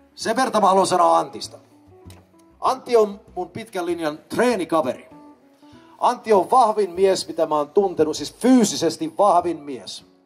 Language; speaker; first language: Finnish; early bilingual, heritage; Finnish